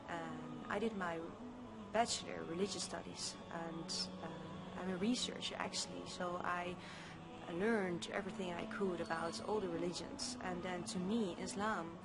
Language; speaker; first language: English; non-native, fluent; Dutch